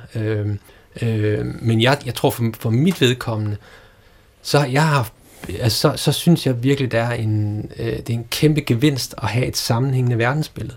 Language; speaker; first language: Danish; native; Danish